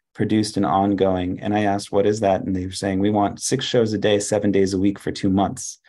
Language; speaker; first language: English; early bilingual, other home language; Hebrew